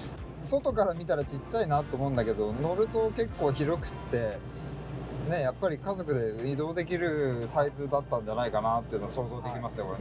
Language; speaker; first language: Japanese; native; Japanese